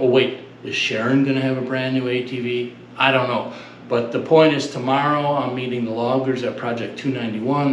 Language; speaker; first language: English; native; English